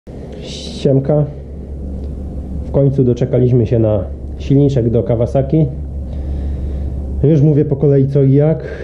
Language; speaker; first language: Polish; native; Polish